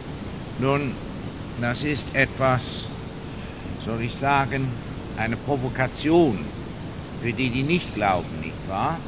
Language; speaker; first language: German; non-native, fluent; English